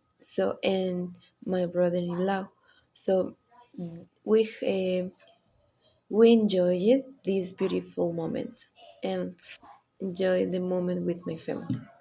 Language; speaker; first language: English; non-native, learner; Spanish